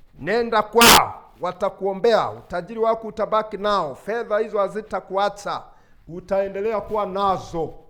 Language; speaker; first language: Swahili; non-native, local second language; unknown